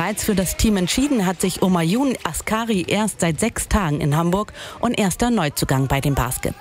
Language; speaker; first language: German; native; German